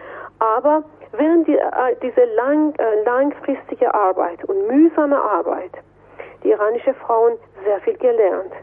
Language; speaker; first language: German; non-native, fluent; Persian